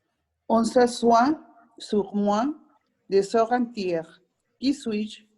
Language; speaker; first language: French; non-native, learner; Spanish